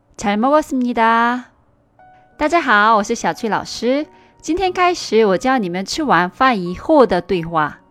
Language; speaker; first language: Chinese; non-native, fluent; Korean